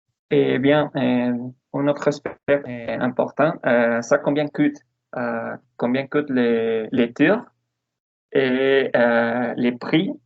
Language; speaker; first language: French; non-native, learner; Spanish